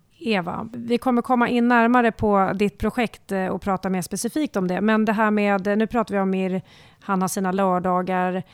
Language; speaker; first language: Swedish; native; Swedish